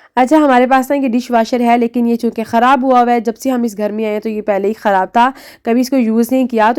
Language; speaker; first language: Urdu; native; Urdu